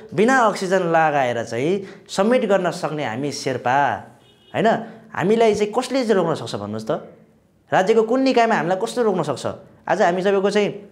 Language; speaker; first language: Nepali; non-native, local second language; Sherpa